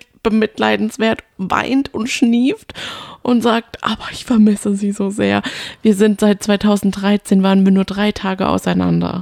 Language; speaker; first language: German; native; German